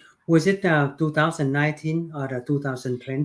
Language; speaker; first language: English; non-native, learner; Vietnamese